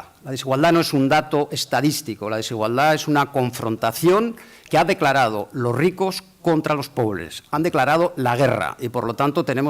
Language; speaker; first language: Spanish; native; Spanish